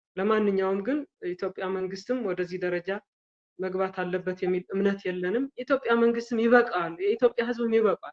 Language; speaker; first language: Amharic; non-native, local second language; Tigrinya